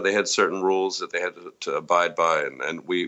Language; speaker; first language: English; native; English